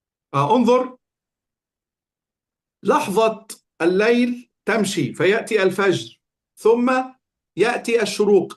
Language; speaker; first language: Arabic; native; Arabic